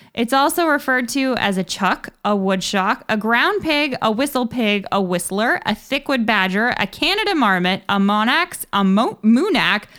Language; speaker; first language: English; native; English